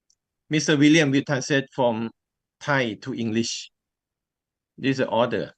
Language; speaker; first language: English; non-native, learner; Thai